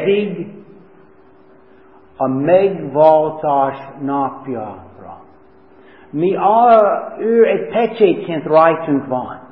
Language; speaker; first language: Hungarian; non-native, fluent; English